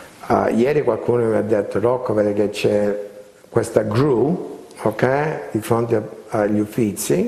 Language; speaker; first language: Italian; early bilingual, heritage; Italian